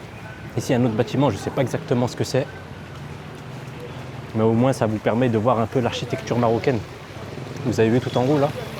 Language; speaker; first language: French; native; French